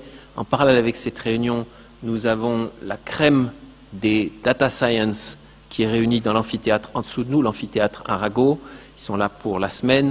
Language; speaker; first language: French; native; French